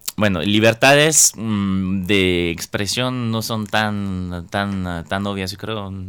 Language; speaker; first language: Spanish; non-native, fluent; French